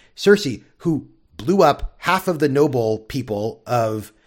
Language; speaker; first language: English; native; English